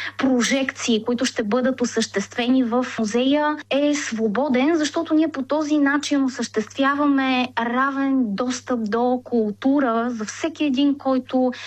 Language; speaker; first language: Bulgarian; native; Bulgarian